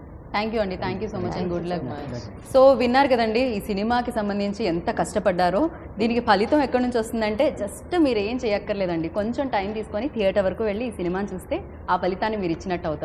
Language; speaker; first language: Telugu; native; Telugu